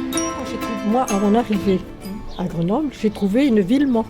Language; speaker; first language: French; native; French